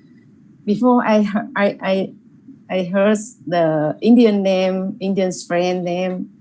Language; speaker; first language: English; non-native, learner; Vietnamese